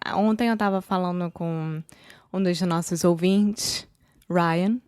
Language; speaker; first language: Portuguese; native; Portuguese